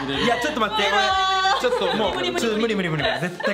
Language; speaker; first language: Japanese; native; Japanese